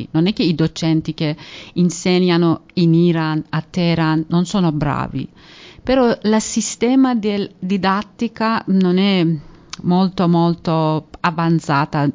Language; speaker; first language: Italian; non-native, fluent; Persian